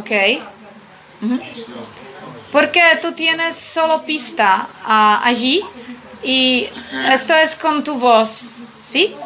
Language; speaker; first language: Spanish; non-native, learner; Czech